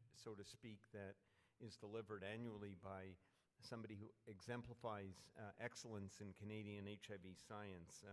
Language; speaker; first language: English; native; English